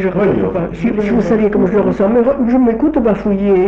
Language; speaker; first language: French; native; French